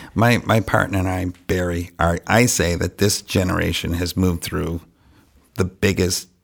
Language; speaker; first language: English; native; English